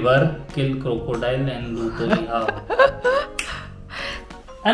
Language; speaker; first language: Filipino; non-native, learner; Punjabi